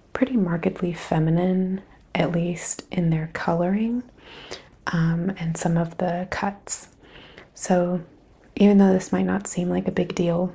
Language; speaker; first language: English; native; English